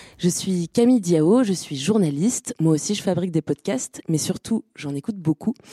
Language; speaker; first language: French; native; French